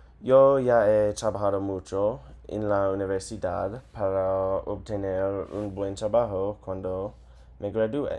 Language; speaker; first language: Spanish; non-native, learner; English